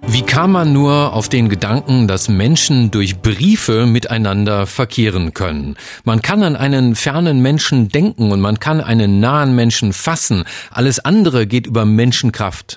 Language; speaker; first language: German; native; German